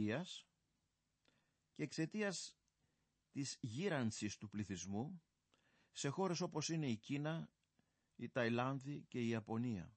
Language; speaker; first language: Greek; native; Greek